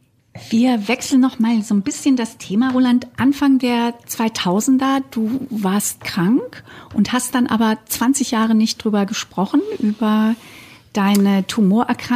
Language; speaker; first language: German; native; German